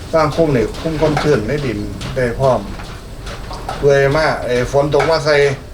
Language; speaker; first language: Thai; native; Thai